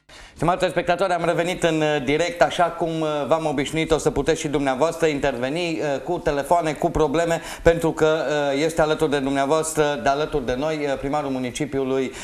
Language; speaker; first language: Romanian; native; Romanian